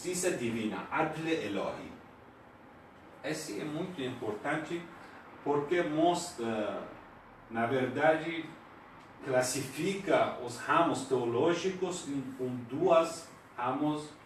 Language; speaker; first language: Portuguese; non-native, learner; Persian